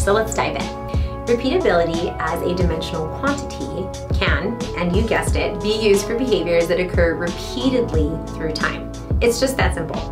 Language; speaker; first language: English; native; English